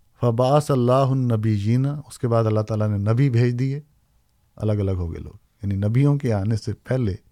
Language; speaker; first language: Urdu; native; Urdu